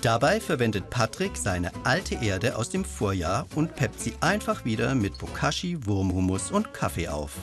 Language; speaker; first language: German; native; German